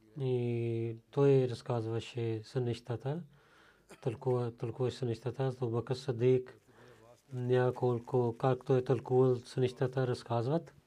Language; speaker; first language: Bulgarian; non-native, learner; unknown